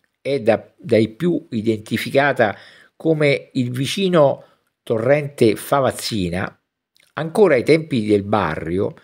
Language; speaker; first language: Italian; native; Italian